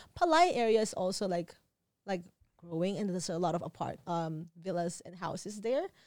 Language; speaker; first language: English; non-native, local second language; Filipino